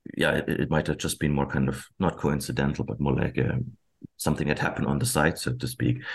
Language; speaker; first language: English; non-native, fluent; German